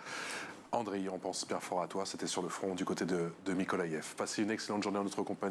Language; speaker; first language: French; native; French